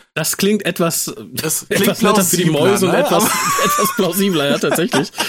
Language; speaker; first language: German; native; German